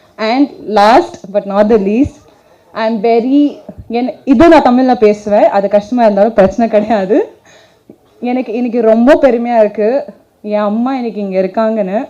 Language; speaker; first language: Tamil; non-native, learner; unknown